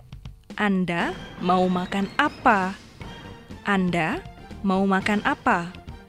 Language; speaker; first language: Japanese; non-native, fluent; Indonesian